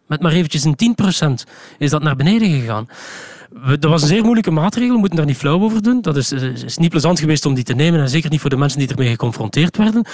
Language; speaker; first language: Dutch; native; Dutch